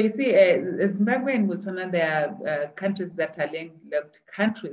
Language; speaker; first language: English; non-native, local second language; Tswana